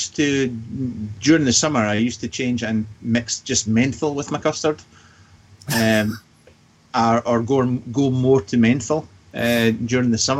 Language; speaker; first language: English; native; English